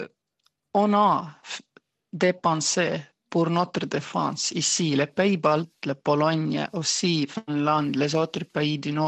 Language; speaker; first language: French; non-native, fluent; Estonian